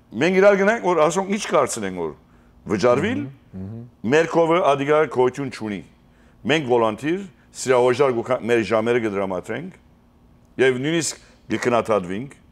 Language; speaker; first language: Armenian; early bilingual, heritage; Armenian